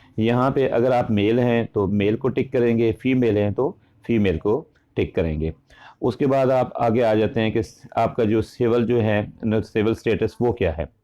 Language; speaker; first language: Urdu; non-native, local second language; Punjabi